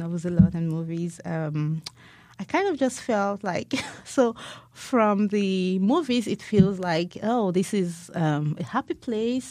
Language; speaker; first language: English; non-native, local second language; Igbo